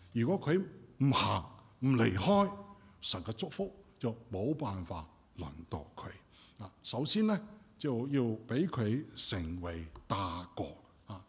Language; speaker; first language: Cantonese; non-native, fluent; Chinese